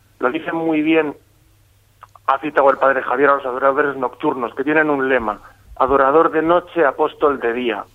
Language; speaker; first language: Spanish; native; Spanish